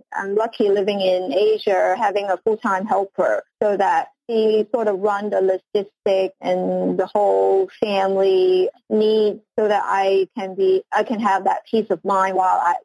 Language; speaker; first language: English; non-native, local second language; Cantonese